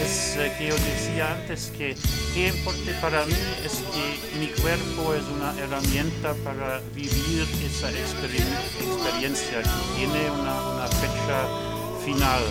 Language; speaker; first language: Spanish; non-native, learner; French